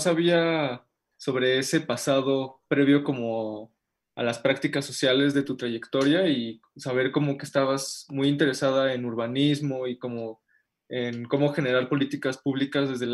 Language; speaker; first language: Spanish; native; Spanish